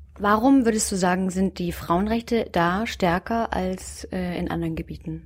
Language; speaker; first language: German; native; German